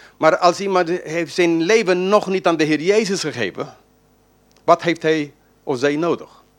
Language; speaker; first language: Dutch; non-native, fluent; English